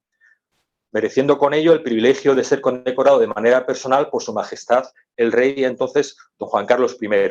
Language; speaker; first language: Spanish; native; Spanish